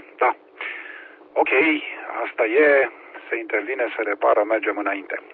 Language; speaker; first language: Romanian; native; Romanian